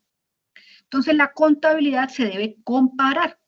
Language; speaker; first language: Spanish; native; Spanish